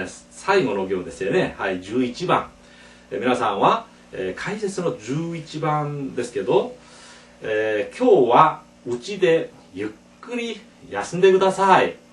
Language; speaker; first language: Japanese; non-native, fluent; Korean